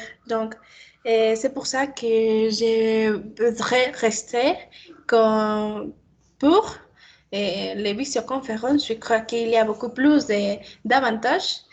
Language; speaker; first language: French; non-native, learner; Spanish